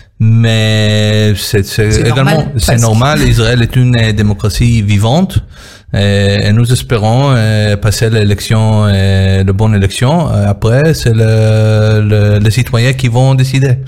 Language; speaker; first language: French; non-native, learner; Hebrew